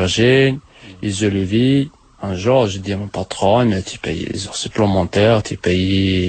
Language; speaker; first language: French; non-native, learner; Arabic